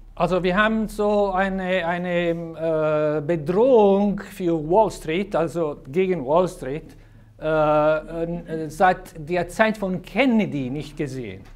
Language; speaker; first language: German; non-native, fluent; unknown